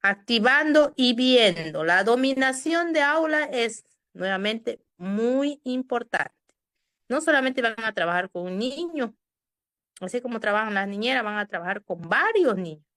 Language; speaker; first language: Spanish; native; Spanish